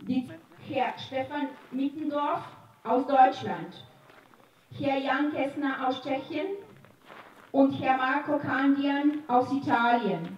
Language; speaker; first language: German; non-native, learner; Slovenian